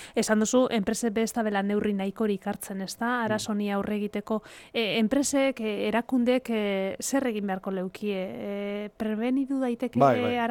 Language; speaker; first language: Basque; native; Basque